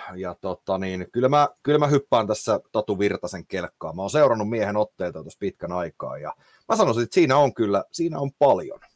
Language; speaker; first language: Finnish; native; Finnish